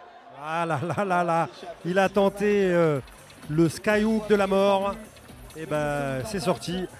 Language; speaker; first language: French; native; French